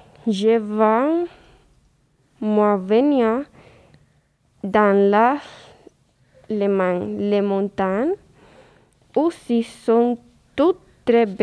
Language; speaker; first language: French; non-native, learner; Spanish